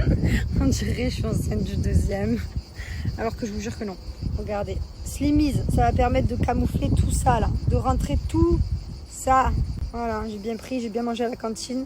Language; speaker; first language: French; native; French